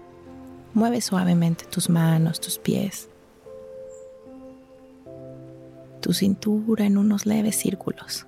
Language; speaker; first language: Spanish; native; Spanish